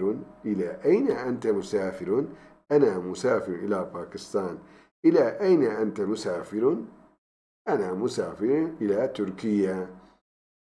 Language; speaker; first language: Arabic; non-native, fluent; Turkish